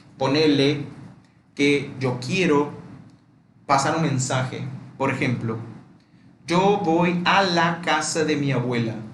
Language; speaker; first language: Spanish; non-native, fluent; Portuguese